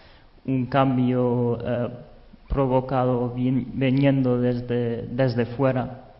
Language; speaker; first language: Spanish; non-native, fluent; German